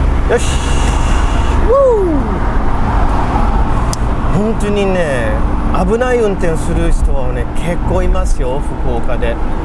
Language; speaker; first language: Japanese; non-native, fluent; English